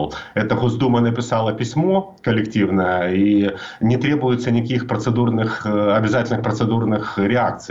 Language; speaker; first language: Russian; native; Russian